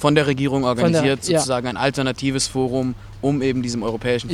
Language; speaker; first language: German; native; German